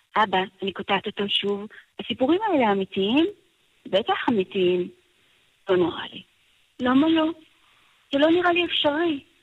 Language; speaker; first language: Hebrew; native; Hebrew